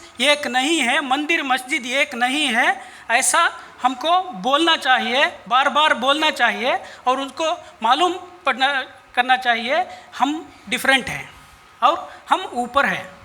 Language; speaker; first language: Hindi; non-native, local second language; Kannada